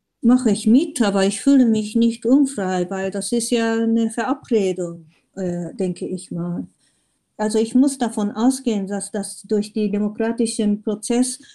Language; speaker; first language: German; non-native, fluent; Japanese